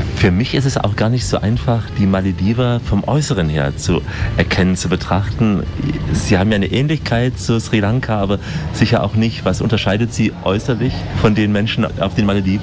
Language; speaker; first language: German; native; German